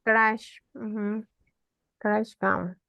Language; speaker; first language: English; non-native, learner; Spanish